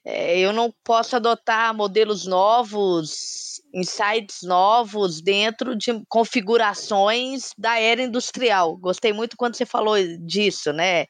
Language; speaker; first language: Portuguese; native; Portuguese